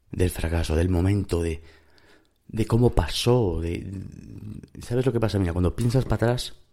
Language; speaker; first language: Spanish; native; Spanish